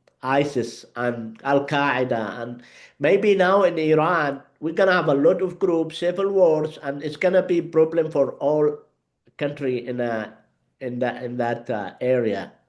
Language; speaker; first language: English; non-native, learner; Arabic